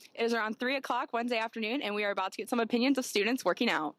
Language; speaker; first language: English; native; English